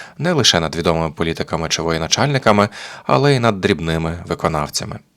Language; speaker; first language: Ukrainian; native; Ukrainian